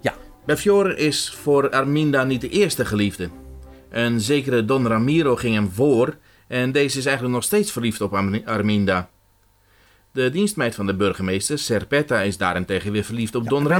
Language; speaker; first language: Dutch; native; Dutch